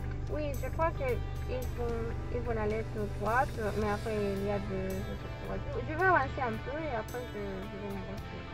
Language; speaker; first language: French; non-native, fluent; Spanish